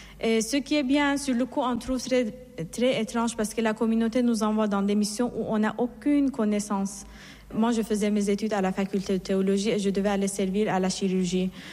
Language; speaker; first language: French; non-native, fluent; Persian